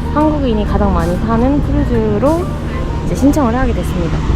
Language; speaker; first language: Korean; native; Korean